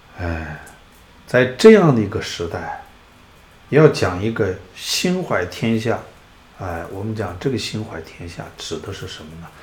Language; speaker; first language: Chinese; non-native, local second language; Tibetan